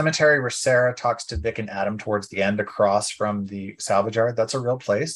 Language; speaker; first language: English; native; English